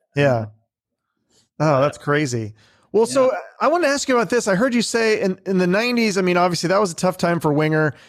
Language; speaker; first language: English; native; English